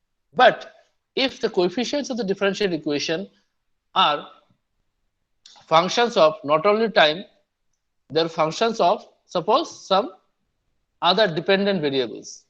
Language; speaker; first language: English; non-native, local second language; Bangla